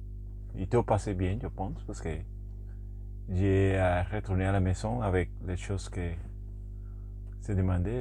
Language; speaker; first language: French; non-native, learner; Spanish